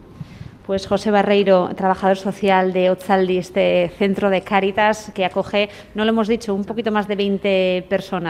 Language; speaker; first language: Spanish; native; Spanish